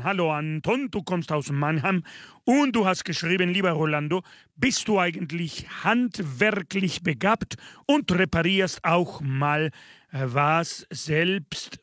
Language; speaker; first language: German; non-native, fluent; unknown